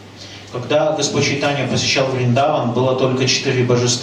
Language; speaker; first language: Russian; native; Russian